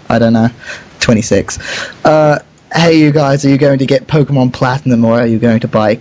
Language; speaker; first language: English; native; English